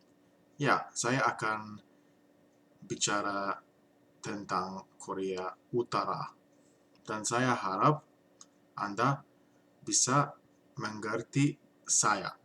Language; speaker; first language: Indonesian; non-native, learner; English